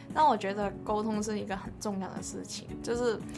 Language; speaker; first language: Chinese; non-native, local second language; Cantonese